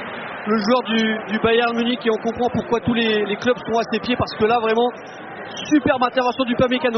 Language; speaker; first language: French; native; French